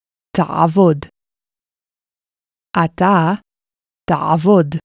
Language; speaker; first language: Hebrew; non-native, fluent; English